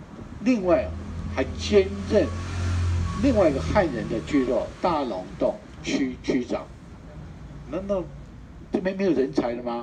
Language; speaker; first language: Chinese; native; Chinese